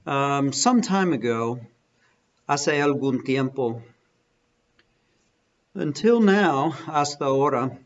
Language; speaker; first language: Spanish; non-native, fluent; English